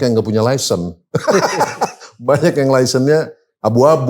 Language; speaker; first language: Indonesian; native; Indonesian